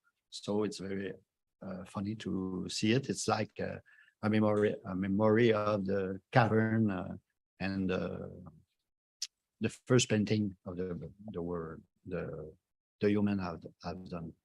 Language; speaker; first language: English; non-native, fluent; French